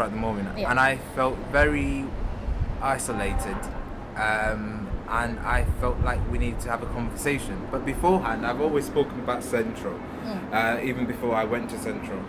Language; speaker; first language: English; native; English